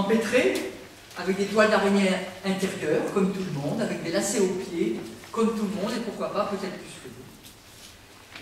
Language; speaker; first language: French; native; French